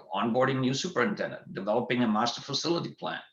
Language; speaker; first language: English; non-native, fluent; German